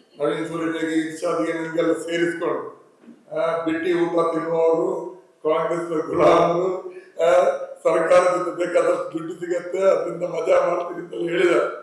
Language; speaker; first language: Kannada; non-native, local second language; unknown